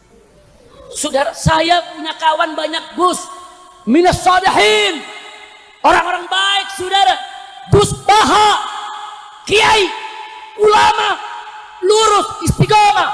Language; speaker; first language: Indonesian; native; Indonesian